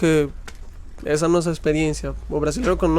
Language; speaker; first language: Portuguese; non-native, fluent; Spanish